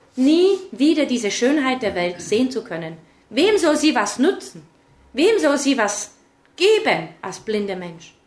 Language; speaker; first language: German; early bilingual, other home language; Czech